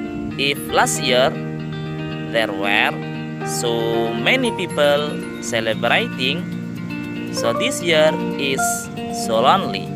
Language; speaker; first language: English; non-native, learner; Indonesian